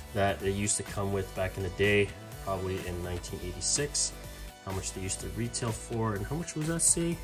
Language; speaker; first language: English; native; English